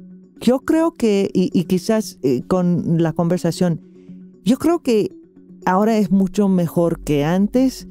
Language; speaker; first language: Spanish; non-native, fluent; English